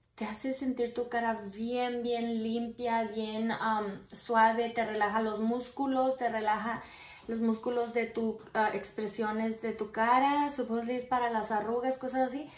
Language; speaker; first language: Spanish; early bilingual, heritage; Spanish